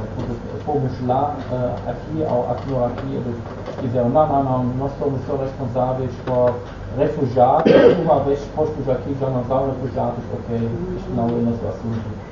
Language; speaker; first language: Portuguese; non-native, fluent; Dutch